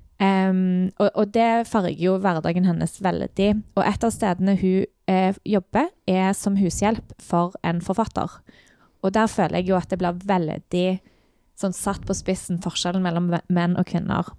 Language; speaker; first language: Norwegian; native; Norwegian